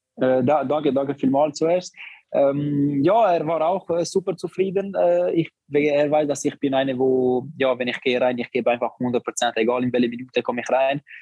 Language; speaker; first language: German; non-native, learner; Albanian